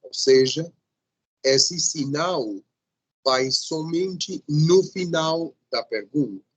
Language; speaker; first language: Portuguese; non-native, fluent; Spanish